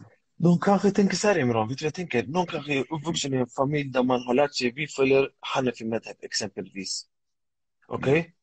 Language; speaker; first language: Swedish; early bilingual, other home language; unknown